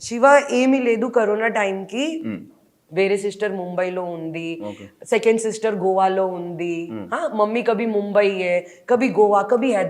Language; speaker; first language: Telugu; non-native, local second language; Hindi